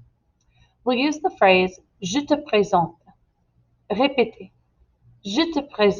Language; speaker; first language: French; non-native, fluent; English